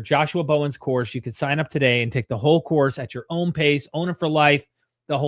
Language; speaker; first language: English; native; English